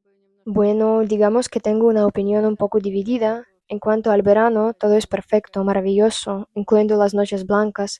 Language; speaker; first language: Spanish; non-native, fluent; Russian